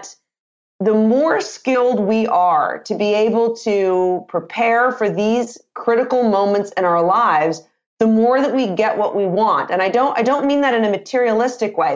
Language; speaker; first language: English; native; English